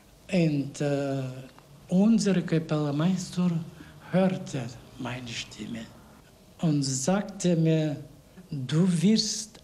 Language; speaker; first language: German; non-native, learner; Bulgarian